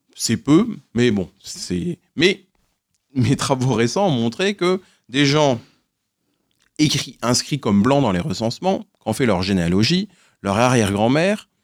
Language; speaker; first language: French; native; French